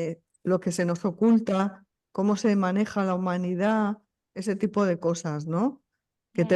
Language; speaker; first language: Spanish; native; Spanish